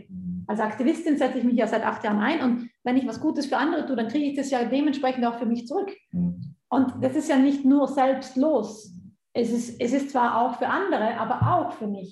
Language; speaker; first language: German; native; German